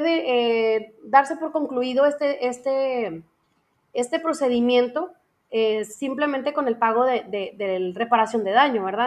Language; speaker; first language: Spanish; native; Spanish